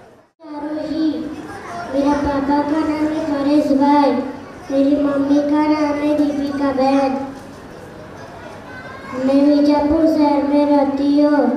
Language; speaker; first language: Hindi; non-native, local second language; Gujarati